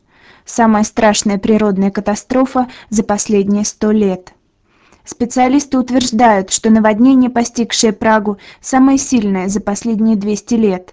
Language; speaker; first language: Russian; native; Russian